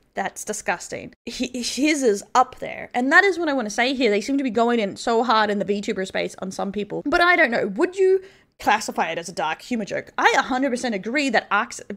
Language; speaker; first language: English; native; English